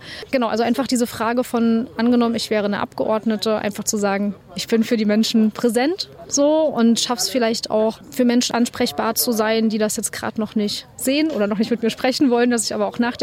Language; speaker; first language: German; native; German